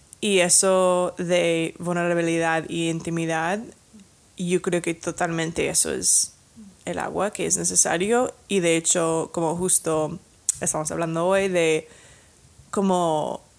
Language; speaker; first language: Spanish; non-native, fluent; English